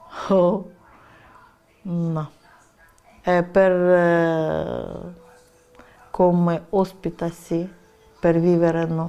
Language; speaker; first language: Italian; non-native, learner; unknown